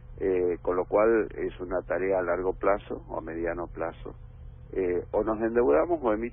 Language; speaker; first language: Spanish; native; Spanish